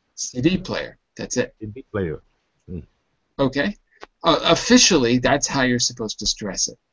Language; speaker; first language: English; native; English